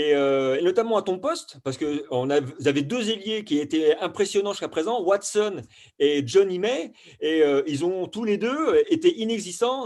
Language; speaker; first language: French; native; French